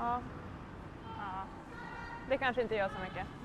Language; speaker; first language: Swedish; native; Swedish